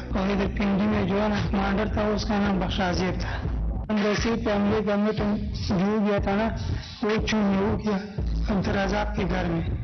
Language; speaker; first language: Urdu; non-native, local second language; Pashto